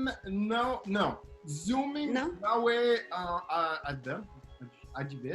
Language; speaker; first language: Portuguese; non-native, fluent; English